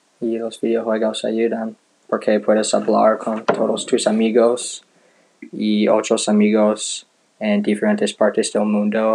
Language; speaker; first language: Spanish; non-native, learner; English